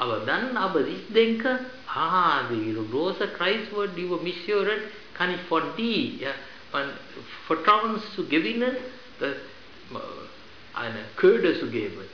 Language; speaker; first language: German; non-native, fluent; Sinhala